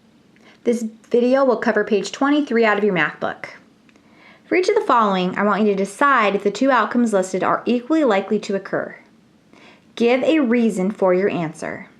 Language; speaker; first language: English; native; English